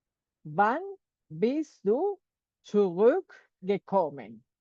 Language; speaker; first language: German; non-native, fluent; Spanish